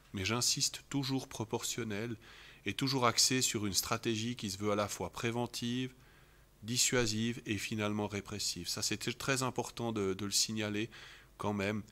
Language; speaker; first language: French; native; French